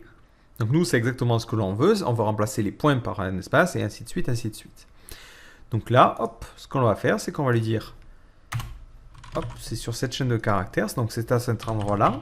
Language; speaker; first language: French; native; French